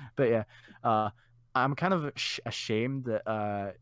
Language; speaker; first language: English; native; English